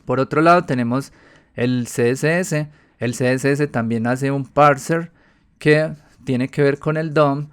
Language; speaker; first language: Spanish; native; Spanish